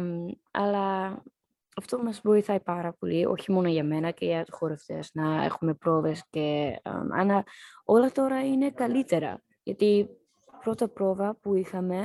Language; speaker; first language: Greek; early bilingual, heritage; Dutch